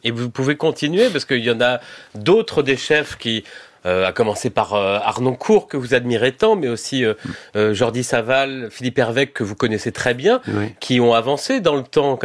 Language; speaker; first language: French; native; French